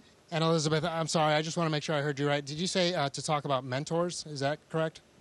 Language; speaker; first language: English; early bilingual, other home language; Spanish